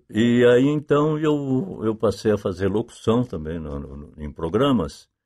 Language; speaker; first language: Portuguese; native; Portuguese